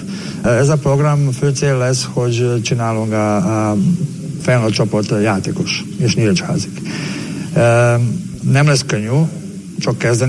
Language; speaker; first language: Hungarian; non-native, learner; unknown